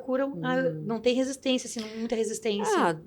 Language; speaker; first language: Portuguese; native; Portuguese